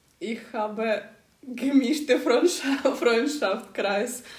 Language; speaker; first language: German; non-native, learner; Ukrainian